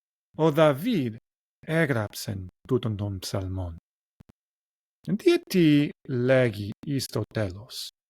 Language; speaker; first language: Greek; non-native, learner; English